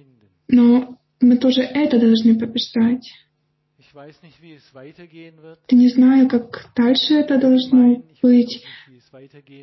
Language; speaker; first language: Russian; non-native, fluent; German